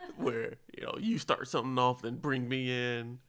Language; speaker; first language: English; native; English